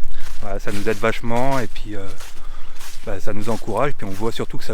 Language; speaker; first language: French; native; French